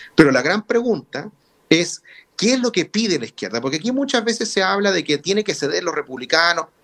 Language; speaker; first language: Spanish; native; Spanish